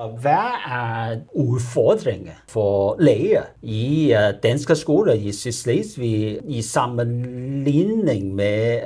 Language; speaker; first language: Danish; non-native, learner; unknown